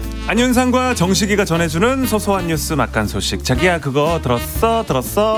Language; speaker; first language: Korean; native; Korean